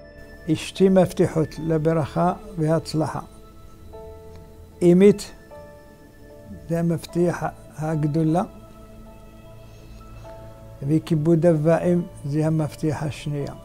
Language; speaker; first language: Hebrew; non-native, fluent; Arabic